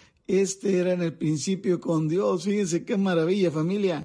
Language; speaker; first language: Spanish; native; Spanish